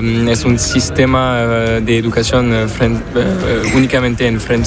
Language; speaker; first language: Spanish; non-native, learner; French